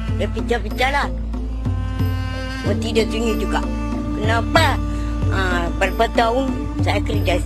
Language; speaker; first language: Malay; non-native, local second language; Tamil